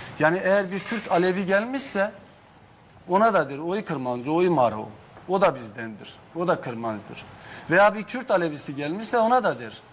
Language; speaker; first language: Turkish; non-native, local second language; Zaza